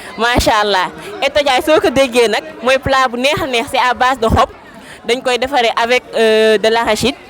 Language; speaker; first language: Wolof; non-native, local second language; Jola-Fonyi